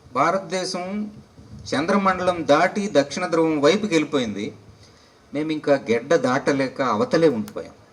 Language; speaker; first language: Telugu; non-native, local second language; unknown